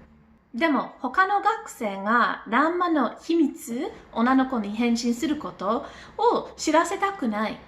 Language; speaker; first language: Japanese; non-native, learner; English